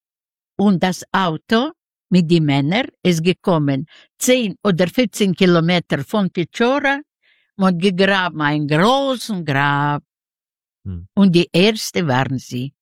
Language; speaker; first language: German; non-native, learner; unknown